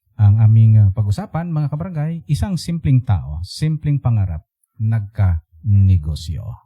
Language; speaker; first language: Filipino; non-native, local second language; Aklanon